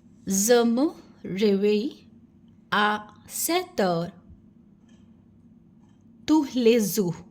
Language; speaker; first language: French; non-native, fluent; Hindi